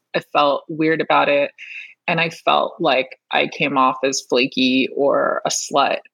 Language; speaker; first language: English; early bilingual, other home language; Persian